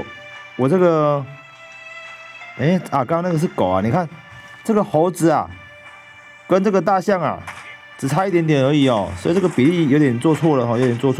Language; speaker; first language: Chinese; native; Chinese